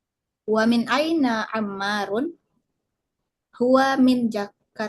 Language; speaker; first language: Arabic; non-native, learner; Indonesian